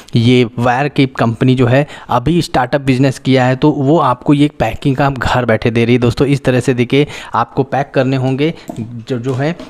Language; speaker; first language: Hindi; native; Hindi